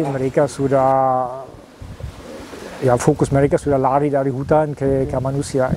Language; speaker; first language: Indonesian; non-native, fluent; German